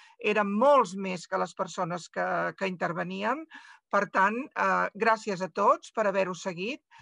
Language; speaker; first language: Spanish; non-native, local second language; Catalan